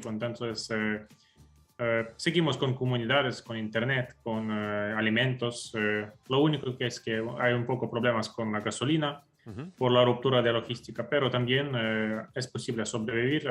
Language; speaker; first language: Spanish; non-native, fluent; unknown